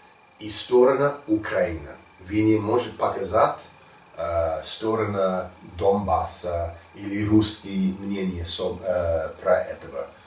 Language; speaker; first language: Russian; non-native, learner; English